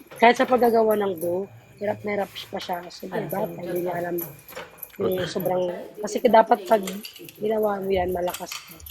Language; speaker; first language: Filipino; non-native, local second language; Waray